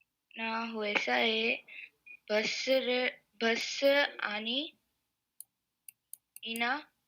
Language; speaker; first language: Korean; non-native, learner; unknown